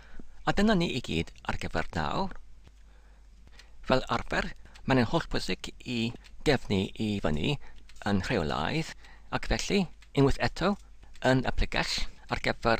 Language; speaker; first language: Welsh; non-native, learner; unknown